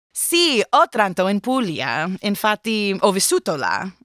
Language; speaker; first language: Italian; non-native, learner; English